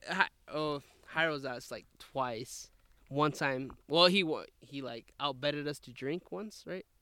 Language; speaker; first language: English; early bilingual, other home language; Spanish